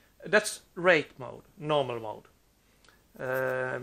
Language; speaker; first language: English; non-native, fluent; Norwegian